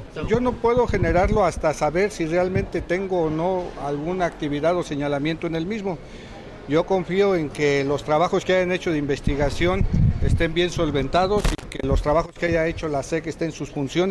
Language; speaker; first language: Spanish; native; Spanish